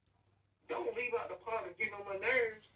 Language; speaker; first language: English; native; English